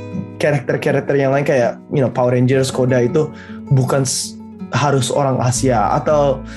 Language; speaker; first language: Indonesian; early bilingual, heritage; Indonesian